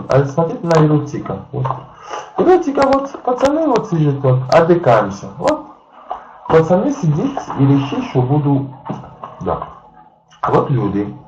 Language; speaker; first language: Russian; non-native, learner; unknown